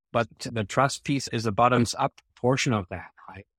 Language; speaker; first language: English; non-native, fluent; German